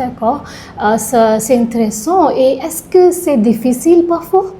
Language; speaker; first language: French; non-native, learner; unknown